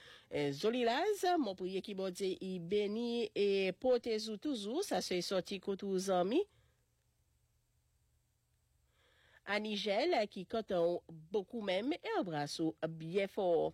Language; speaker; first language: French; non-native, local second language; Seselwa Creole French